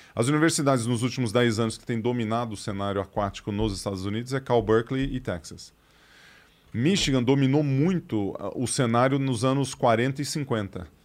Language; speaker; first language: Portuguese; native; Portuguese